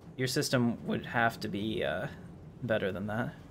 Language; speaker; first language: English; native; English